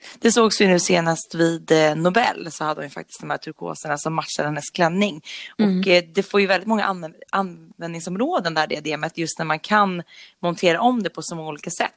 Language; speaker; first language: Swedish; native; Swedish